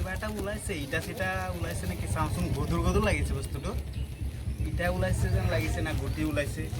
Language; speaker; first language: Assamese; native; Assamese